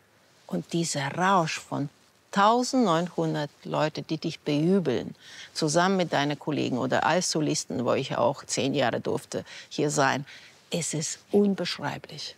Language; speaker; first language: German; non-native, fluent; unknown